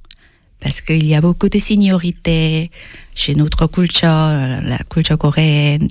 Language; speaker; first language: French; non-native, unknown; Korean